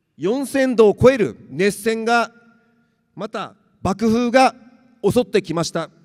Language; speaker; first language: Japanese; native; Japanese